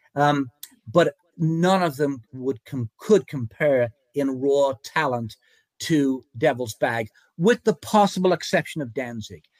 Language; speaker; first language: English; native; English